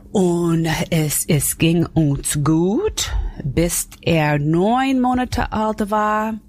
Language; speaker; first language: German; non-native, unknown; English